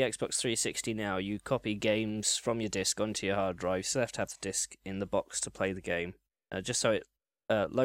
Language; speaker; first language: English; native; English